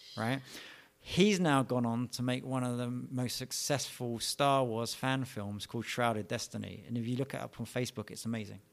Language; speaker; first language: English; native; English